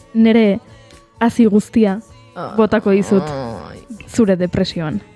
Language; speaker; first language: Basque; native; Basque